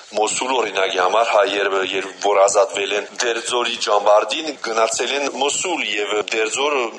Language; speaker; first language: Armenian; early bilingual, heritage; Armenian